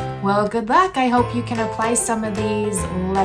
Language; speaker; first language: English; native; English